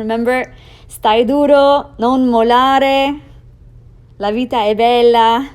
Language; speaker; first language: Italian; non-native, fluent; English